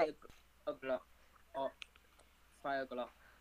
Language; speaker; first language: English; non-native, learner; Vietnamese